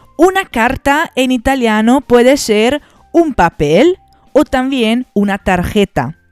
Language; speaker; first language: Spanish; non-native, fluent; Italian